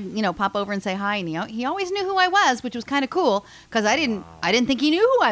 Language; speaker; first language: English; native; English